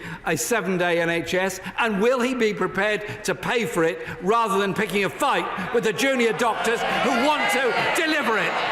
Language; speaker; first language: English; native; English